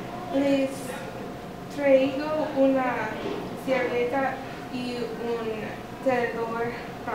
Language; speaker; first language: Spanish; non-native, learner; English